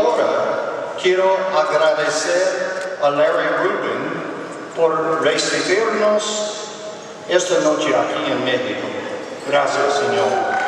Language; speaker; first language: Spanish; non-native, learner; English